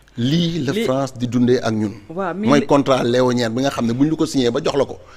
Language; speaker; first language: Wolof; native; Wolof